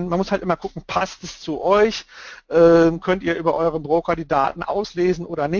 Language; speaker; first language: German; native; German